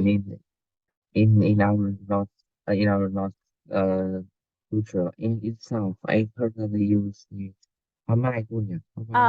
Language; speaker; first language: English; non-native, learner; Vietnamese